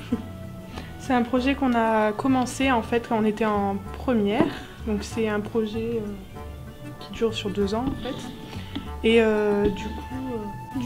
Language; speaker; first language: French; native; French